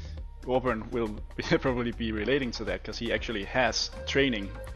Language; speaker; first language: English; non-native, fluent; Danish